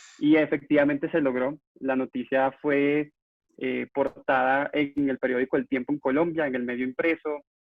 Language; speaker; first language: Spanish; native; Spanish